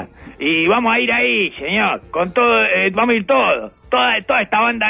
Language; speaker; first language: Spanish; native; Spanish